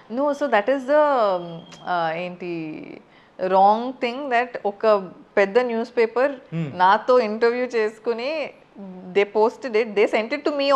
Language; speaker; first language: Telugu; non-native, fluent; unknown